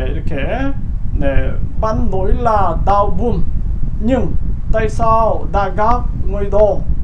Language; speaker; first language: Vietnamese; non-native, learner; Korean